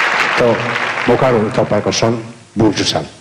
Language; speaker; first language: Japanese; non-native, learner; Turkish